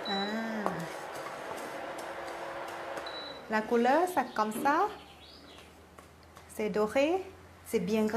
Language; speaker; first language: French; non-native, learner; Thai